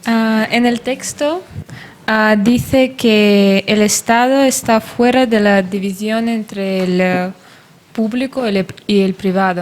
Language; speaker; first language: Spanish; non-native, fluent; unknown